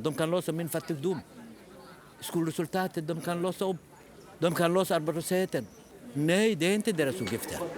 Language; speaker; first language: Swedish; non-native, learner; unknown